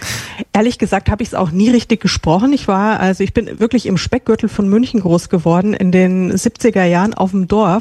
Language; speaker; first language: German; native; German